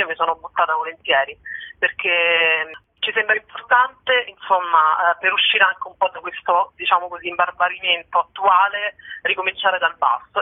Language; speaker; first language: Italian; native; Italian